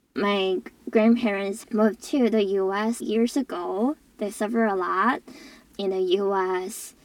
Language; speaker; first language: English; non-native, local second language; Cantonese